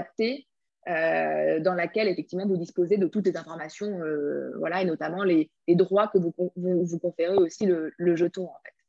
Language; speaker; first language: French; native; French